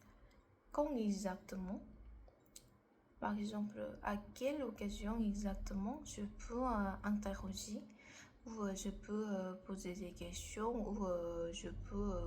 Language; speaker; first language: French; non-native, learner; Korean